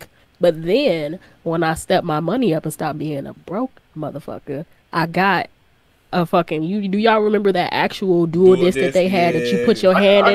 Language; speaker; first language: English; native; English